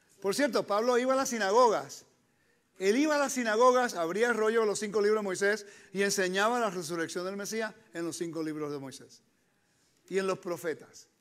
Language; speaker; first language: Spanish; early bilingual, heritage; Spanish